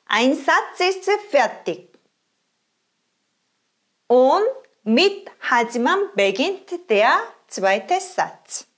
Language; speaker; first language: German; non-native, fluent; Korean